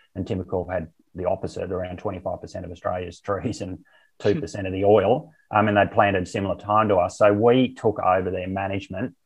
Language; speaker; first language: English; native; English